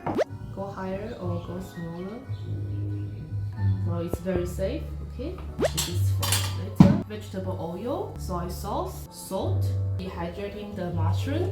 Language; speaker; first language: English; non-native, fluent; Chinese